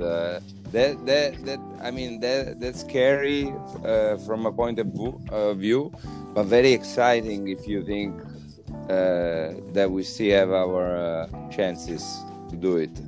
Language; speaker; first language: English; non-native, fluent; Italian